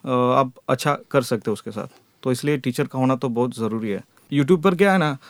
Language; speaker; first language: Hindi; non-native, local second language; Gujarati